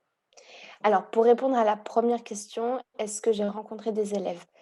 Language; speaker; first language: French; early bilingual, heritage; Hungarian